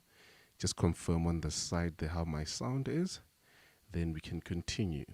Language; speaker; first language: English; native; English